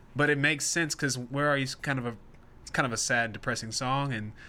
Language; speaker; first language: English; native; English